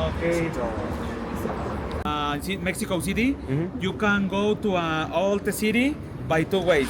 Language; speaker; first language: English; non-native, learner; Korean